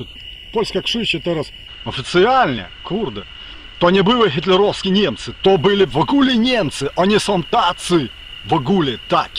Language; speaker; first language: Polish; non-native, fluent; Ukrainian